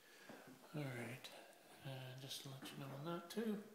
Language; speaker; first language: English; native; English